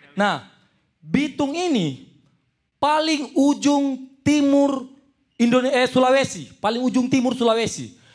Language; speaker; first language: Indonesian; native; Indonesian